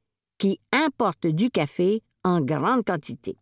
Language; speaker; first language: French; native; French